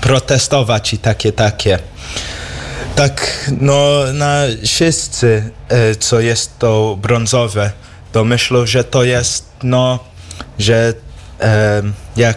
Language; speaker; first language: Polish; early bilingual, heritage; English